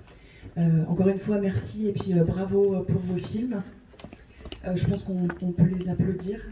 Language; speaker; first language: French; native; French